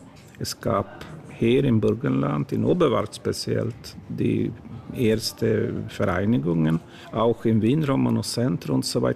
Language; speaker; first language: German; non-native, fluent; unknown